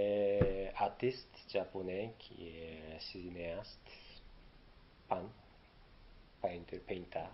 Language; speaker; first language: French; non-native, learner; Japanese